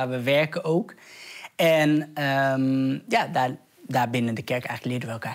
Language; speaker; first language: Dutch; early bilingual, other home language; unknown